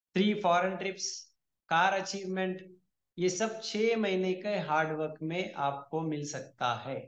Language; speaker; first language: Hindi; non-native, local second language; Telugu